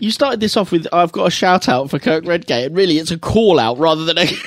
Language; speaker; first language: English; native; English